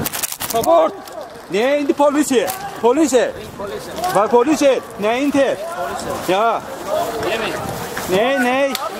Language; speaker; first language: Swedish; non-native, learner; Azerbaijani